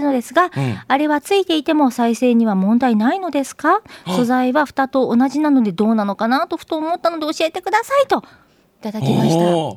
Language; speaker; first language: Japanese; native; Japanese